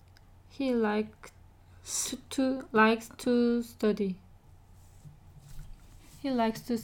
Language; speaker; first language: English; non-native, learner; Korean